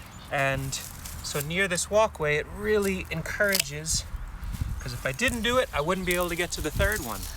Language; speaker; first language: English; native; English